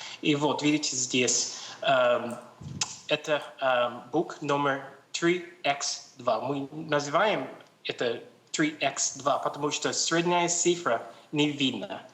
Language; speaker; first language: Russian; non-native, learner; English